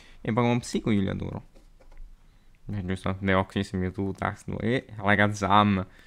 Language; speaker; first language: Italian; native; Italian